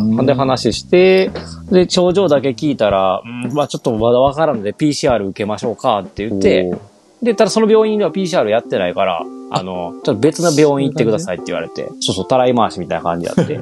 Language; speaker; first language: Japanese; native; Japanese